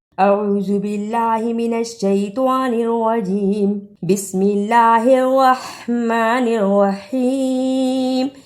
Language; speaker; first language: Urdu; native; Urdu